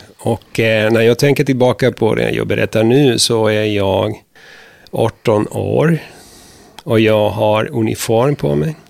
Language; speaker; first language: Swedish; non-native, fluent; Spanish